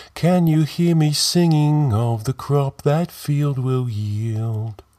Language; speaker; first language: English; native; English